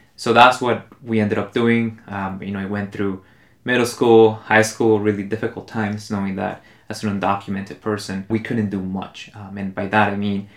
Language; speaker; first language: English; early bilingual, other home language; Spanish